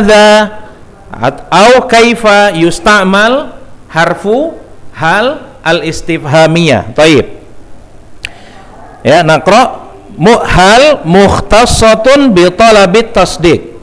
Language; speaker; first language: Arabic; non-native, fluent; Indonesian